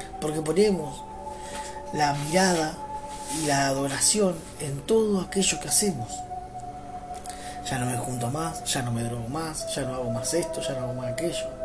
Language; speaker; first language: Spanish; native; Spanish